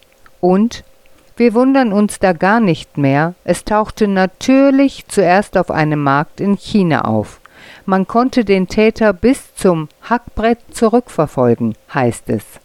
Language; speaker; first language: German; native; German